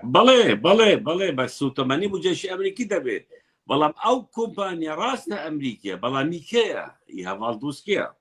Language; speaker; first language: Central Kurdish; non-native, local second language; Kurdish